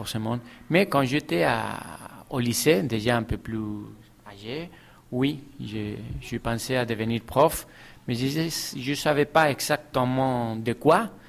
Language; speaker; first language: French; non-native, fluent; Spanish